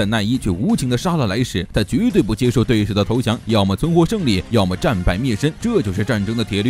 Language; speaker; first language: Chinese; native; Chinese